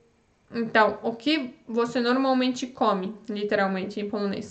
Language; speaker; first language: Portuguese; non-native, fluent; Polish